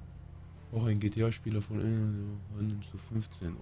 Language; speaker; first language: German; early bilingual, other home language; Turkish